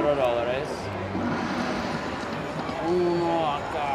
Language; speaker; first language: Spanish; non-native, learner; English